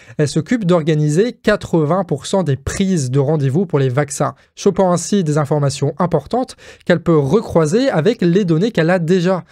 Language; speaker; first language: French; native; French